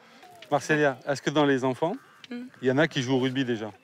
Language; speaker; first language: French; native; French